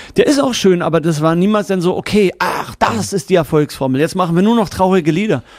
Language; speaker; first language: German; native; German